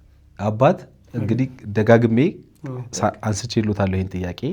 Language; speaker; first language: Amharic; native; Amharic